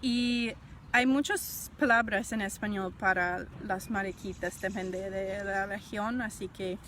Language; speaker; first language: Spanish; non-native, learner; English